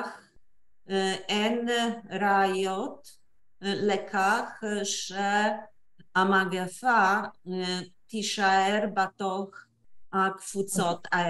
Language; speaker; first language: Hebrew; non-native, fluent; Polish